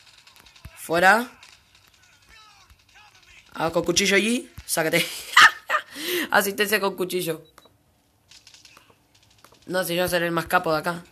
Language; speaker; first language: Spanish; native; Spanish